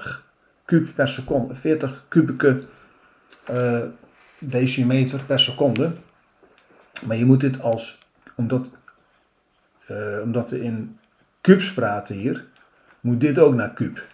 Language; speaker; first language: Dutch; native; Dutch